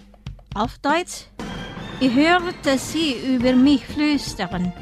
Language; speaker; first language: German; non-native, fluent; Indonesian